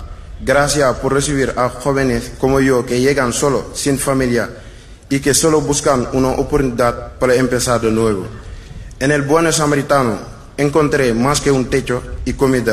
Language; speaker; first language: Spanish; non-native, learner; Wolof